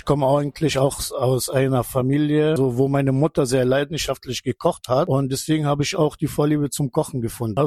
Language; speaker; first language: German; non-native, fluent; Turkish